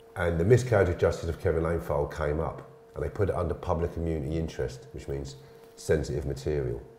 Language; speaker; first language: English; native; English